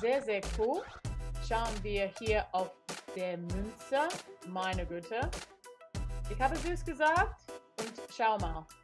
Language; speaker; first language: German; non-native, fluent; English